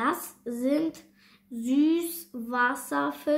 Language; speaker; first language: German; non-native, learner; Russian